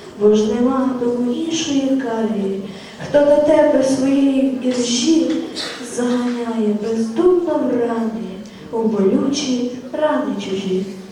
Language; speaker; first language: Ukrainian; native; Ukrainian